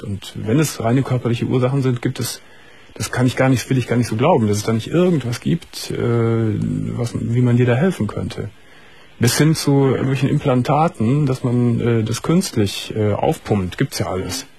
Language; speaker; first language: German; native; German